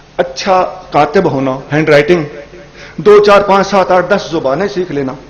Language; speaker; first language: Urdu; non-native, local second language; Punjabi